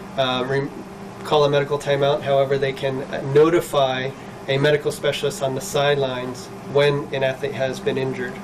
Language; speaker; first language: English; early bilingual, other home language; Spanish